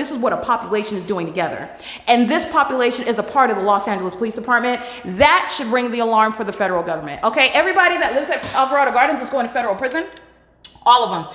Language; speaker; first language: English; native; English